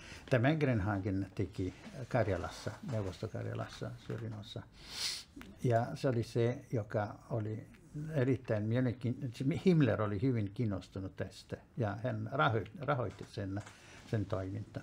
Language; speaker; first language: Finnish; non-native, fluent; Italian